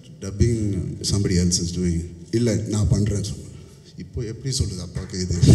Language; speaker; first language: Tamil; non-native, learner; Telugu